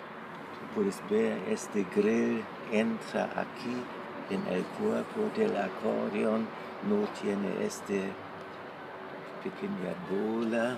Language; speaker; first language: Spanish; non-native, fluent; German